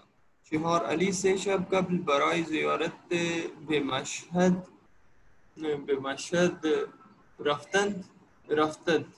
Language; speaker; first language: Persian; non-native, learner; Urdu